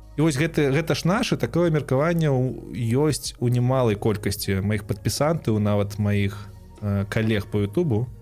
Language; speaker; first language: Belarusian; non-native, local second language; Russian